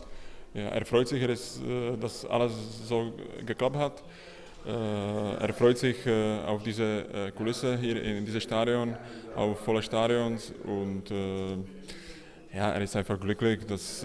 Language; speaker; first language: German; non-native, fluent; Czech